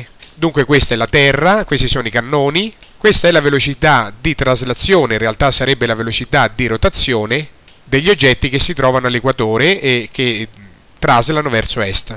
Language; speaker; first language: Italian; native; Italian